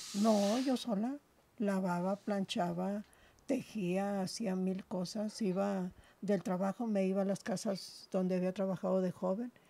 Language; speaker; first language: Spanish; native; Spanish